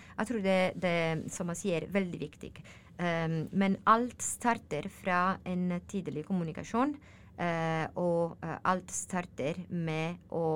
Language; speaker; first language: Norwegian; non-native, learner; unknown